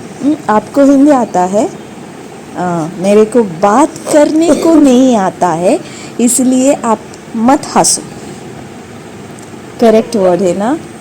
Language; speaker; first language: Hindi; non-native, local second language; Tulu